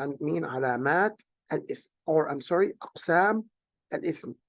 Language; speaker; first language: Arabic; native; Arabic